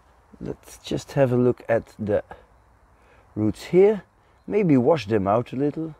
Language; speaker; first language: English; non-native, fluent; Dutch